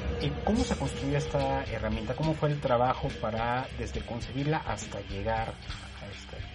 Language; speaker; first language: Spanish; native; Spanish